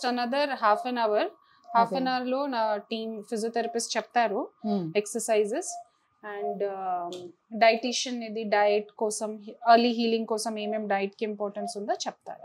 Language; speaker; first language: Telugu; non-native, fluent; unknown